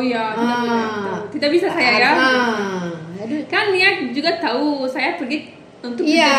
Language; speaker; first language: Indonesian; non-native, learner; Turkish